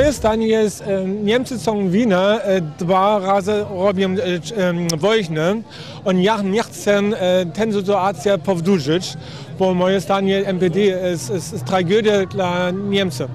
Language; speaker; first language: Polish; non-native, learner; German